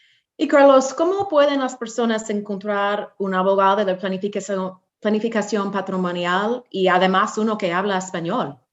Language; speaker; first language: Spanish; non-native, learner; English